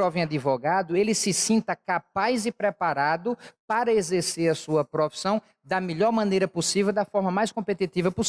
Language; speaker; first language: Portuguese; native; Portuguese